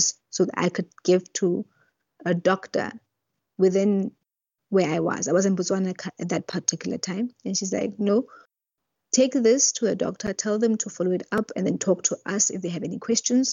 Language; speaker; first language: English; non-native, local second language; Southern Sotho